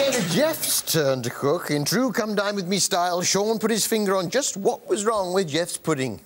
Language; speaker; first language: English; native; English